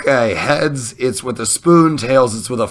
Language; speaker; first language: English; native; English